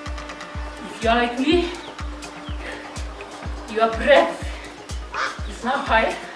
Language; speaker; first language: English; non-native, local second language; Swahili